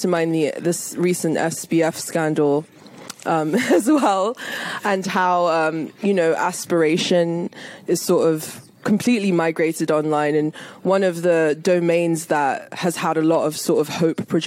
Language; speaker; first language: English; native; English